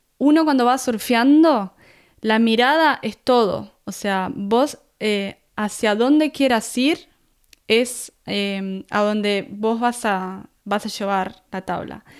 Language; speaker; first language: Spanish; native; Spanish